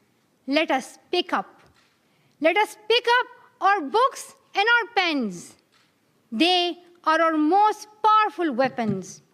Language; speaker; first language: English; non-native, local second language; Pashto